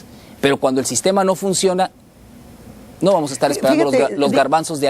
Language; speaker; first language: Spanish; native; Spanish